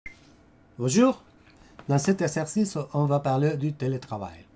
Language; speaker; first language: French; non-native, fluent; Spanish